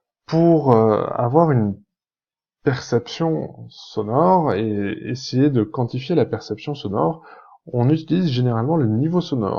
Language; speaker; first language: French; native; French